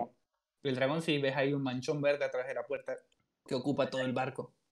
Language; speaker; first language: Spanish; native; Spanish